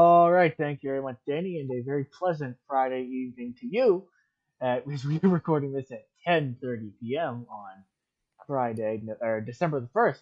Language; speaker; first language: English; native; English